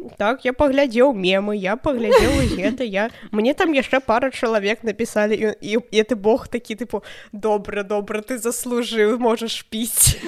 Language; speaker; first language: Belarusian; non-native, local second language; Russian